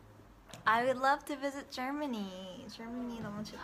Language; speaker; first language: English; early bilingual, other home language; Korean